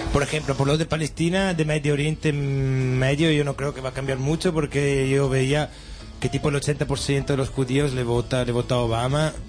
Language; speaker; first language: Spanish; non-native, fluent; Italian